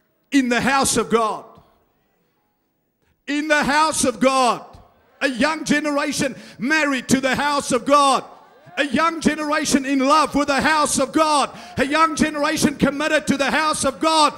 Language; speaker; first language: English; non-native, local second language; Afrikaans